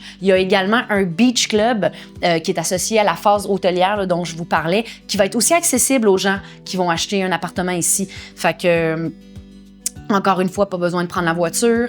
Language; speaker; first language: French; native; French